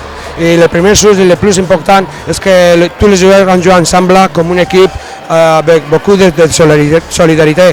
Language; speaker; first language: French; non-native, fluent; Spanish